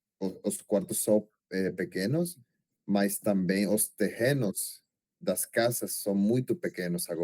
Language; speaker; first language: Portuguese; non-native, learner; Spanish